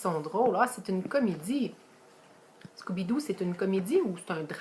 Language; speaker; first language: French; native; French